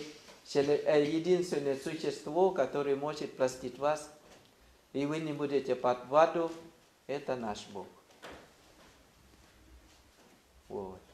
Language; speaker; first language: Russian; non-native, fluent; Thai